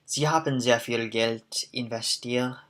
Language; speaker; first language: German; non-native, learner; English